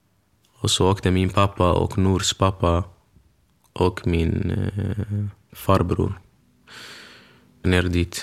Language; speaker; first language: Swedish; early bilingual, other home language; Kurdish